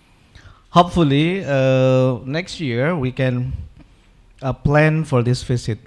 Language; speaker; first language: English; non-native, local second language; Indonesian